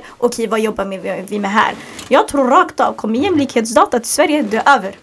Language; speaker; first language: Swedish; early bilingual, other home language; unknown